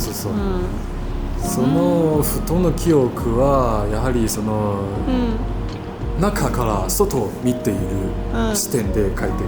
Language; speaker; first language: Japanese; non-native, fluent; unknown